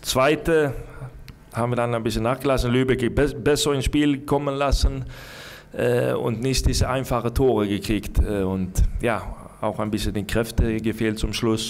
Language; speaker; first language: German; non-native, fluent; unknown